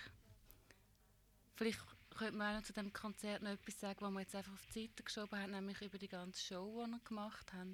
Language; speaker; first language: German; native; German